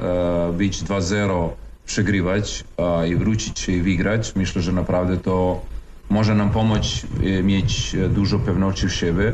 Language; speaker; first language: Polish; non-native, fluent; Serbian